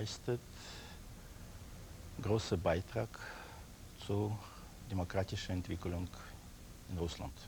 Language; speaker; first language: German; non-native, learner; Russian